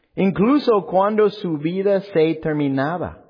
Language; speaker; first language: Spanish; non-native, learner; English